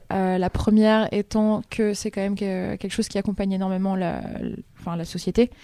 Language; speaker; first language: French; native; French